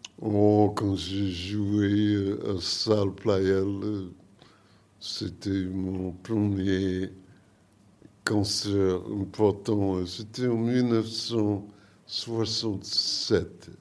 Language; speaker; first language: French; non-native, learner; English